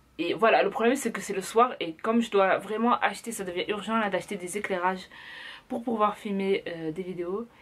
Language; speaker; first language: French; early bilingual, other home language; Arabic